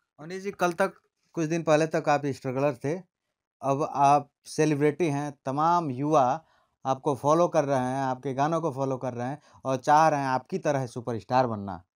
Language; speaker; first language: Hindi; native; Hindi